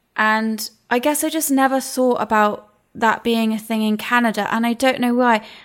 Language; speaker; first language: English; native; English